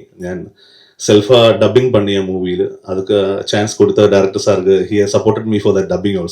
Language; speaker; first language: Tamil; non-native, learner; Malayalam